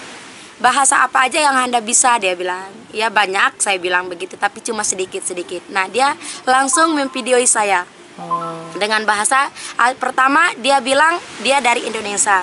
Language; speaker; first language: Indonesian; non-native, local second language; Sasak